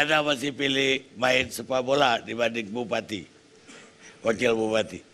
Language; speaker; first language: Indonesian; native; Indonesian